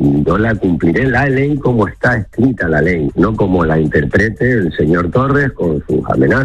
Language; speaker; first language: Spanish; native; Spanish